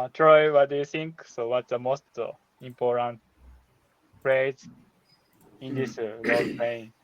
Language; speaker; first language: English; non-native, learner; Japanese